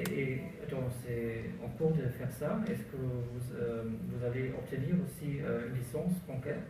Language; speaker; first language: French; non-native, learner; German